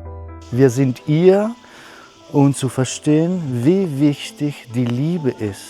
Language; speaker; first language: German; non-native, learner; Italian